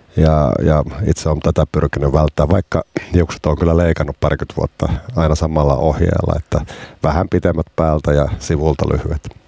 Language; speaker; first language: Finnish; native; Finnish